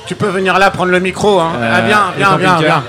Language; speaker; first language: French; native; French